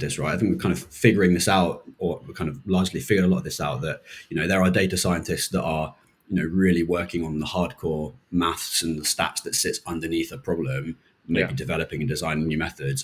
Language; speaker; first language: English; native; English